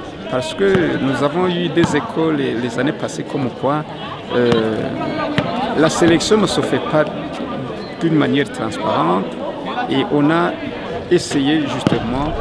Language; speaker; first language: French; non-native, local second language; Rundi